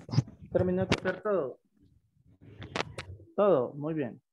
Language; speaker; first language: Spanish; native; Spanish